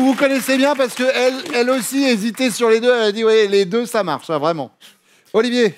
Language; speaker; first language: French; native; French